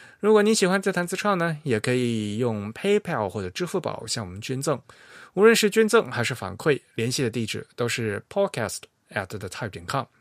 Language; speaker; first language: Chinese; native; Chinese